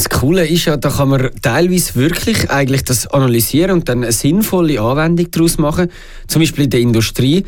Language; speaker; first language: German; native; German